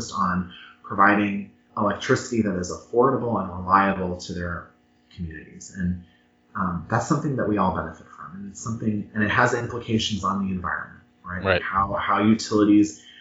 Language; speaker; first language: English; native; English